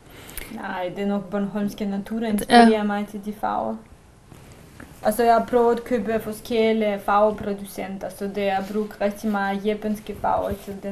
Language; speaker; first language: Danish; non-native, learner; Russian